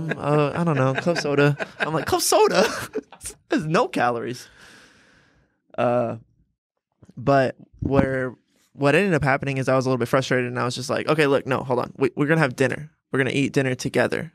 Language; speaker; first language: English; native; English